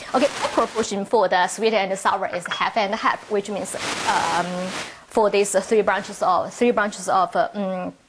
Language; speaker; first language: English; non-native, learner; Chinese